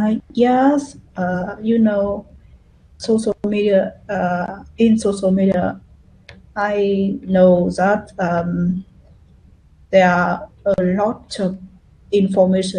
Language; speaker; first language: English; non-native, learner; Vietnamese